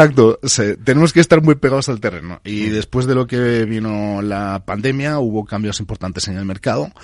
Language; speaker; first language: Spanish; native; Spanish